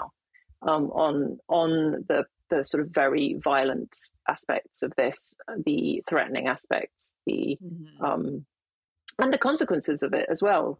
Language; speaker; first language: English; native; English